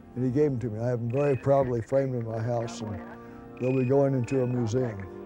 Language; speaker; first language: English; native; English